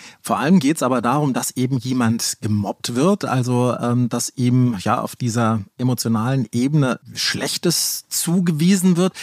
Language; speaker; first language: German; native; German